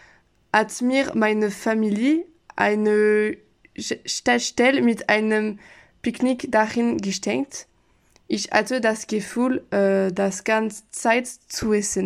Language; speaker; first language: German; non-native, learner; French